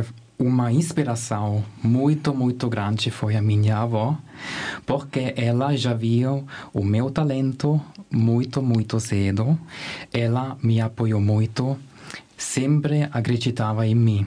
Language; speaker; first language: Portuguese; non-native, learner; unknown